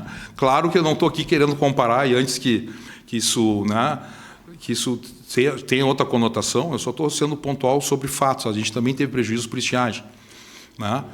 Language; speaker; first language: Portuguese; native; Portuguese